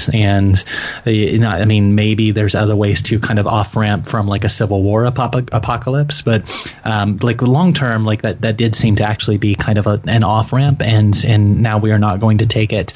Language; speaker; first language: English; native; English